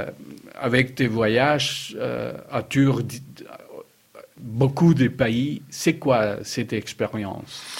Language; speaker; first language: French; non-native, learner; Spanish